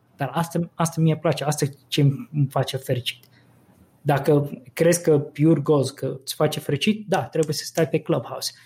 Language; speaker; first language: Romanian; non-native, fluent; Arabic